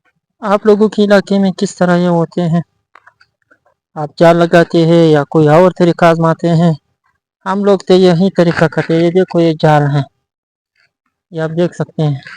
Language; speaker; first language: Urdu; non-native, local second language; Pashto